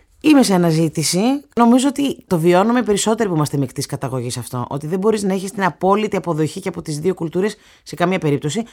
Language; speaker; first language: Greek; native; Greek